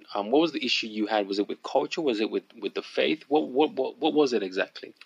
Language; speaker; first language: English; early bilingual, other home language; Yoruba